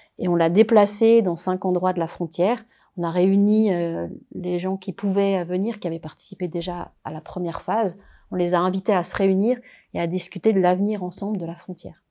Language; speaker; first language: French; native; French